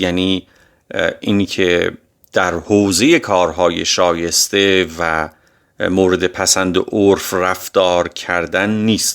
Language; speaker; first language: Persian; native; Persian